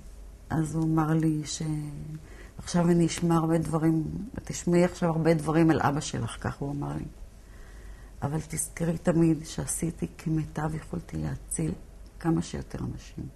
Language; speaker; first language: Hebrew; early bilingual, other home language; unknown